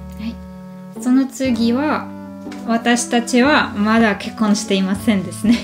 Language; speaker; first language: Japanese; non-native, learner; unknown